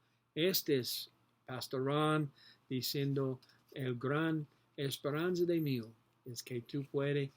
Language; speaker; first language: Spanish; non-native, learner; English